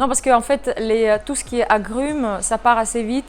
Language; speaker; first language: French; non-native, fluent; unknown